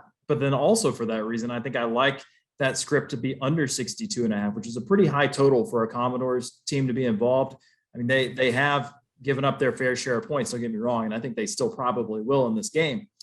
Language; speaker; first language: English; native; English